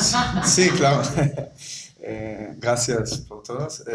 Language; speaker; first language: Spanish; non-native, learner; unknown